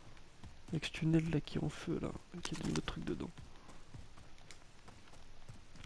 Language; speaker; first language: French; native; French